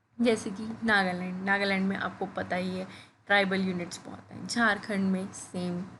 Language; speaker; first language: Hindi; native; Hindi